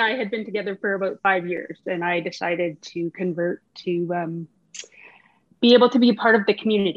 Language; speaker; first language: English; native; English